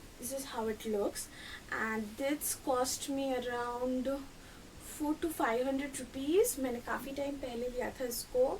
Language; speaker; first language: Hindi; non-native, local second language; Bangla